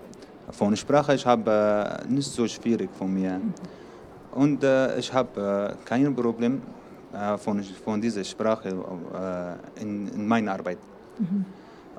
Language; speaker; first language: German; non-native, learner; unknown